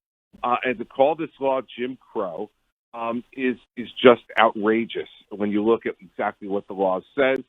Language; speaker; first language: English; native; English